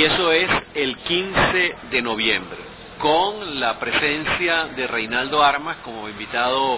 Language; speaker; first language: Spanish; native; Spanish